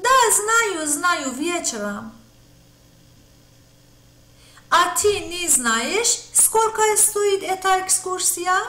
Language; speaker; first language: Russian; non-native, fluent; Persian